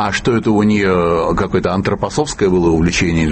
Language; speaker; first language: Russian; native; Russian